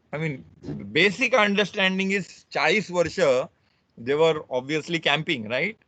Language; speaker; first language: English; non-native, local second language; Marathi